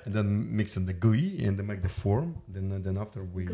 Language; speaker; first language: English; non-native, learner; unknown